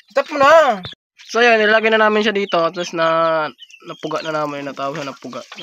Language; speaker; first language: Filipino; non-native, local second language; Masbatenyo